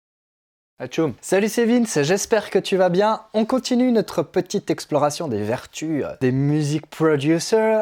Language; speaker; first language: French; native; French